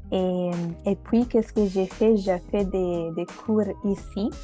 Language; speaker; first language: French; non-native, fluent; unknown